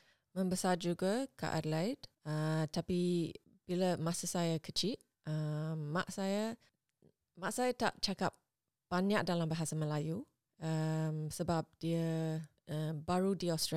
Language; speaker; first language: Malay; non-native, learner; English